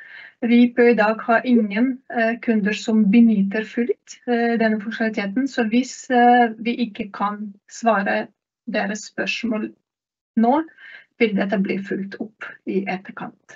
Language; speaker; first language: Norwegian; non-native, fluent; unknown